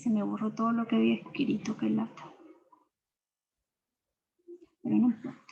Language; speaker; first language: Spanish; native; Spanish